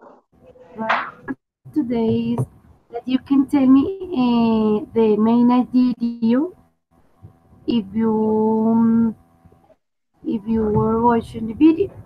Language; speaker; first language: English; non-native, fluent; Spanish